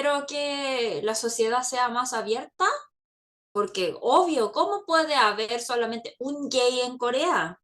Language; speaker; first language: Spanish; non-native, fluent; Korean